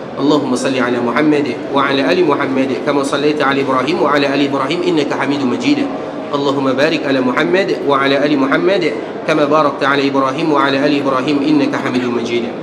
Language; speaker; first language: Malay; native; Malay